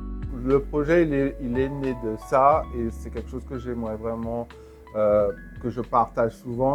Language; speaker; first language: French; native; French